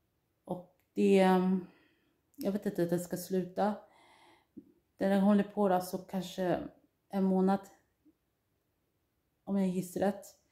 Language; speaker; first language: Swedish; non-native, learner; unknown